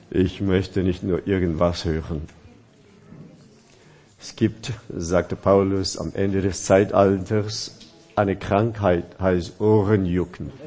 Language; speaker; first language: German; non-native, fluent; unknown